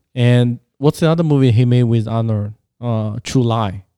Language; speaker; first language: English; non-native, fluent; Chinese